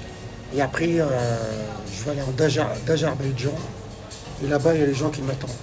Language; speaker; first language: French; non-native, local second language; Arabic